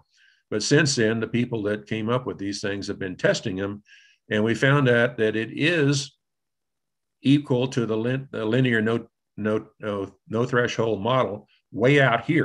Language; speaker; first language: English; native; English